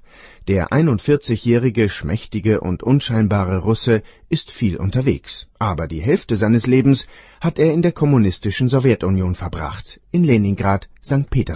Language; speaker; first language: German; native; German